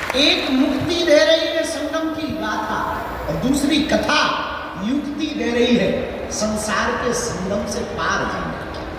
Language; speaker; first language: Hindi; native; Hindi